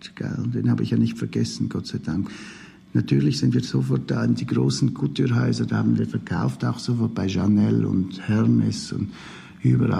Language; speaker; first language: German; native; German